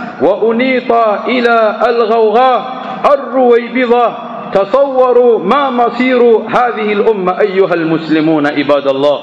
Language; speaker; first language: Arabic; non-native, fluent; Swahili